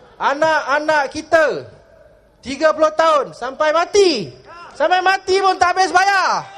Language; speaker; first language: Malay; native; Malay